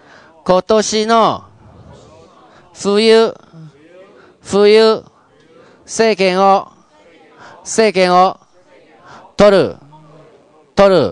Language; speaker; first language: Japanese; non-native, fluent; Chinese